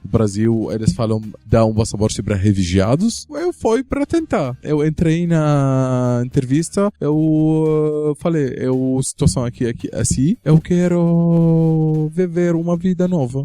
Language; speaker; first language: Portuguese; non-native, learner; Arabic